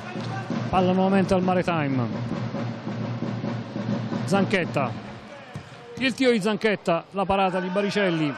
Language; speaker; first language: Italian; native; Italian